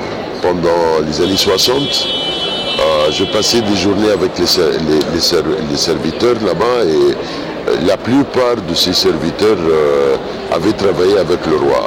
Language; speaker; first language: French; non-native, fluent; Arabic